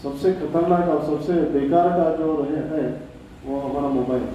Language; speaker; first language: Hindi; non-native, local second language; Marathi